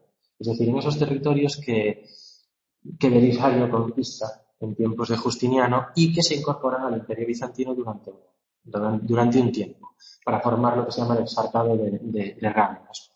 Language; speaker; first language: Spanish; native; Spanish